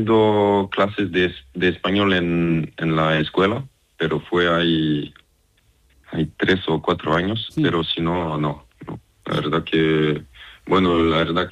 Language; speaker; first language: Spanish; non-native, fluent; French